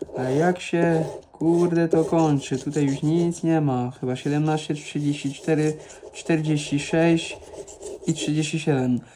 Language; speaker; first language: Polish; non-native, fluent; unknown